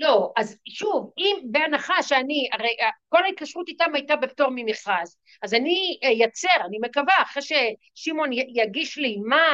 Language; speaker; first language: Hebrew; native; Hebrew